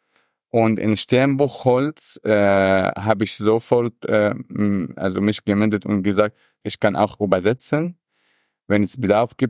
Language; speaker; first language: German; non-native, fluent; Arabic